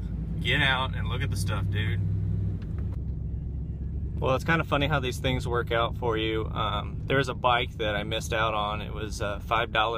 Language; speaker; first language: English; native; English